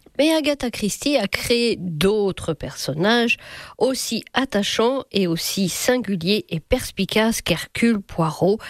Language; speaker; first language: French; native; French